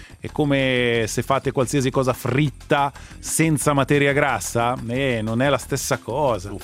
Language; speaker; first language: Italian; native; Italian